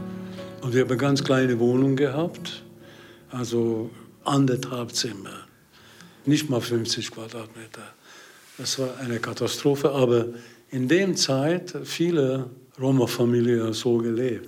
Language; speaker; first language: German; non-native, learner; Hungarian